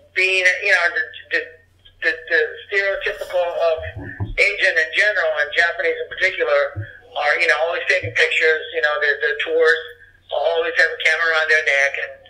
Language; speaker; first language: English; early bilingual, other home language; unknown